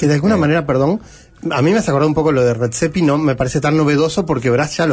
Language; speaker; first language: Spanish; native; Spanish